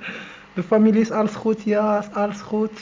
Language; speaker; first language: Dutch; non-native, learner; Arabic